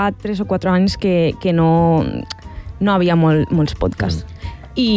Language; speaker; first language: Catalan; non-native, local second language; Spanish